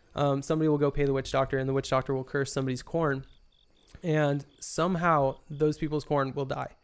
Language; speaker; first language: English; early bilingual, heritage; English